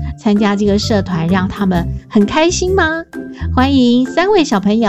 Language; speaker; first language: Chinese; native; Chinese